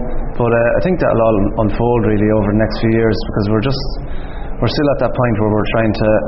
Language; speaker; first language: English; native; English